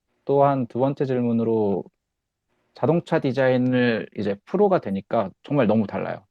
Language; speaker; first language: Korean; native; Korean